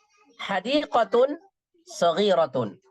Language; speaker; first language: Arabic; non-native, fluent; Indonesian